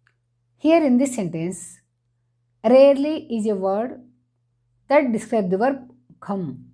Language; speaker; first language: English; non-native, fluent; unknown